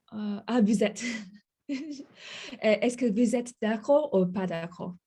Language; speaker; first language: French; non-native, learner; English